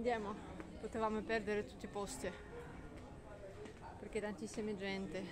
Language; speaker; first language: Italian; non-native, learner; Russian